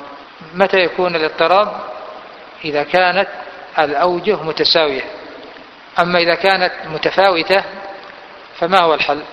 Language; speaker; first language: Arabic; native; Arabic